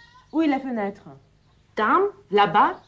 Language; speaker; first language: French; non-native, fluent; Russian